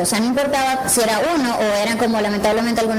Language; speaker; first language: Spanish; native; Spanish